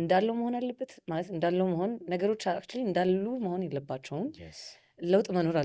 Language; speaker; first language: Amharic; native; Amharic